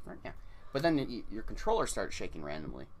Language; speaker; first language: English; native; English